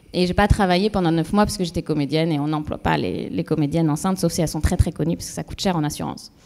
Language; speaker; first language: French; native; French